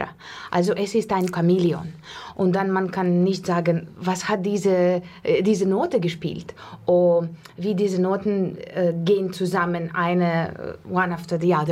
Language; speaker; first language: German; non-native, learner; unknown